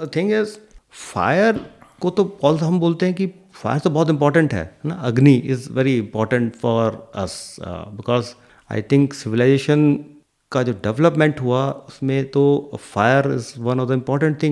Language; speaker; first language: English; non-native, local second language; Hindi